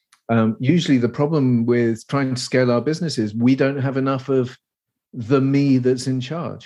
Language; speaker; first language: English; native; English